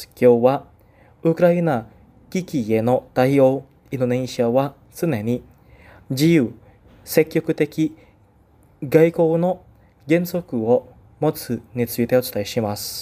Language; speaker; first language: Japanese; non-native, fluent; Indonesian